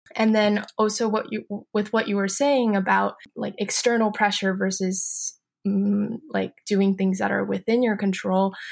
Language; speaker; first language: English; non-native, fluent; Chinese